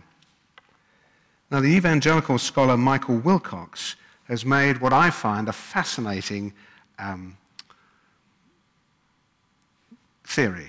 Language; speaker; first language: English; native; English